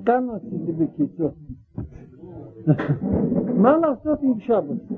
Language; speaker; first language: Hebrew; non-native, learner; Russian